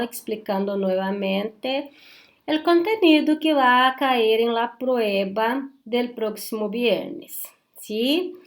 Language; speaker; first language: Spanish; non-native, fluent; Portuguese